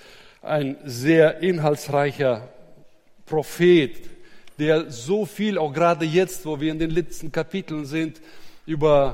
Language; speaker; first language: German; native; German